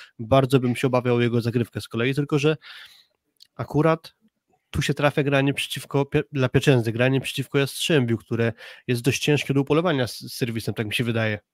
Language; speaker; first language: Polish; native; Polish